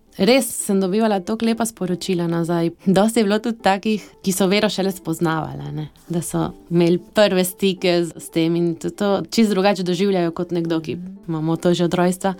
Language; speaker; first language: Slovenian; early bilingual, heritage; Slovenian